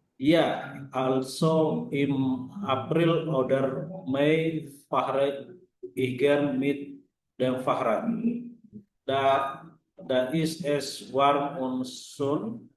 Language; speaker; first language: German; non-native, learner; Indonesian